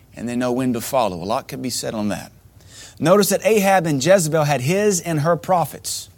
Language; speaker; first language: English; native; English